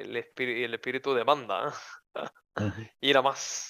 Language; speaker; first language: Spanish; native; Spanish